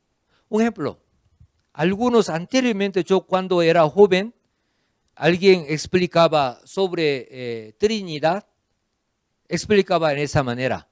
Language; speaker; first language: Spanish; non-native, fluent; Korean